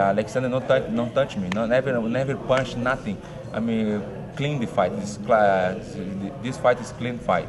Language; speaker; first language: English; non-native, learner; Portuguese